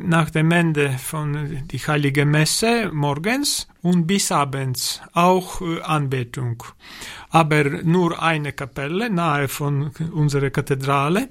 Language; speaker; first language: German; non-native, learner; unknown